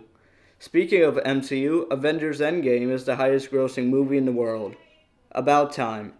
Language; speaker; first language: English; native; English